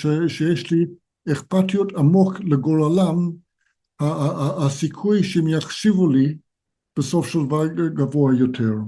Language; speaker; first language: Hebrew; non-native, fluent; English